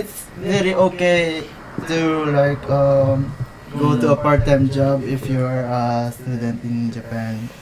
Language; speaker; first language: English; non-native, local second language; Cebuano